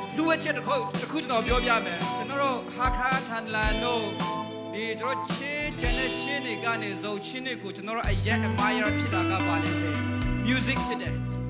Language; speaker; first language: Burmese; non-native, local second language; Hakha Chin